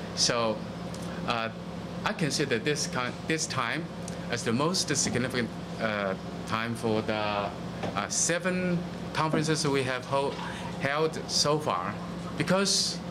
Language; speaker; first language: English; non-native, fluent; Chinese